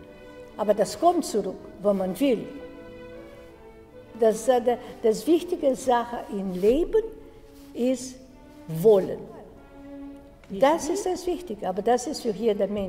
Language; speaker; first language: German; non-native, fluent; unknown